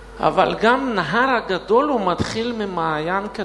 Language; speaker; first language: Hebrew; non-native, fluent; Russian